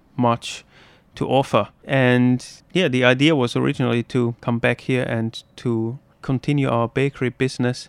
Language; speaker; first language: English; non-native, fluent; German